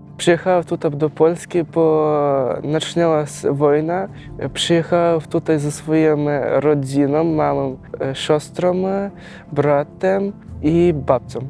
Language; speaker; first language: Polish; early bilingual, other home language; Ukrainian